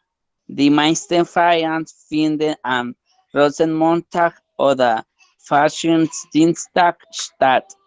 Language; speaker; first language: German; non-native, learner; Spanish